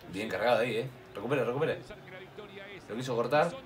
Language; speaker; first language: Spanish; native; Spanish